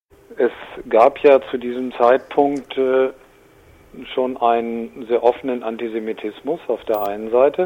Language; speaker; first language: German; native; German